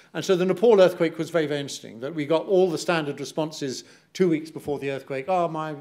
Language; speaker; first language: English; native; English